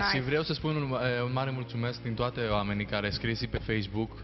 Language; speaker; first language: Romanian; early bilingual, other home language; Greek